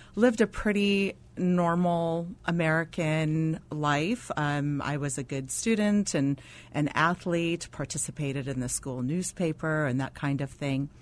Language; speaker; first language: English; non-native, fluent; Arabic